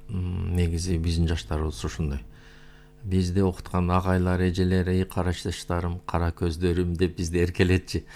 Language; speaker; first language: Kyrgyz; non-native, local second language; Uyghur